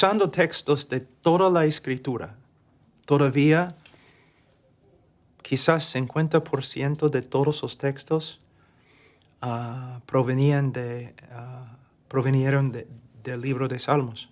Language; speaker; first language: Spanish; non-native, fluent; English